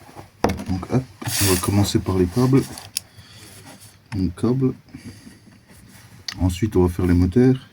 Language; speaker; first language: French; native; French